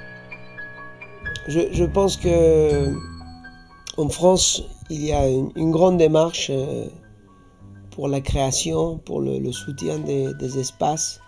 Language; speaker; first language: French; non-native, fluent; Spanish